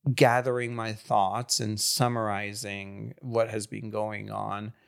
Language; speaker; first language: English; non-native, fluent; Hungarian